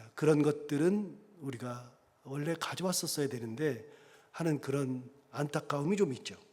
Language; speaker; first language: Korean; native; Korean